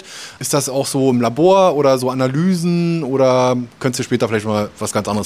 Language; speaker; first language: German; native; German